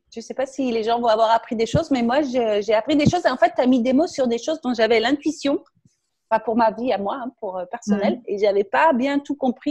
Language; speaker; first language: French; native; French